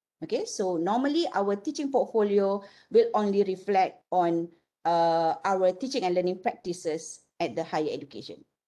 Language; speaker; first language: English; non-native, local second language; Malay